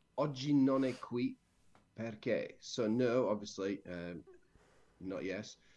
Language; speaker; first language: Italian; non-native, learner; English